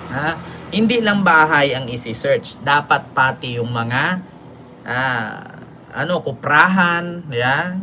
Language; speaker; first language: Filipino; non-native, local second language; Cebuano